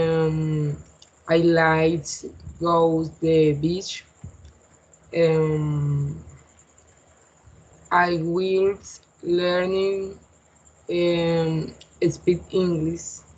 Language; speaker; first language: English; non-native, learner; Spanish